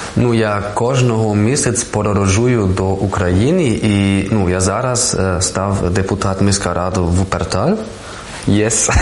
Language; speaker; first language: Ukrainian; non-native, learner; German